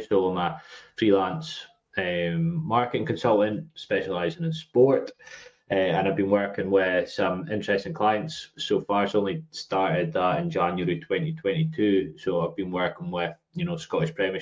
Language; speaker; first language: English; native; English